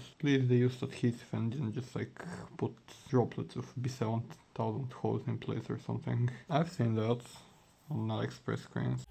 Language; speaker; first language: English; non-native, fluent; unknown